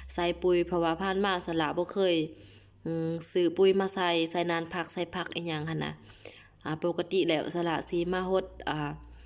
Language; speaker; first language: Lao; non-native, local second language; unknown